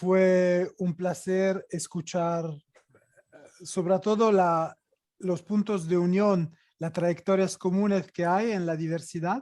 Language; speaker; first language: Spanish; non-native, fluent; Italian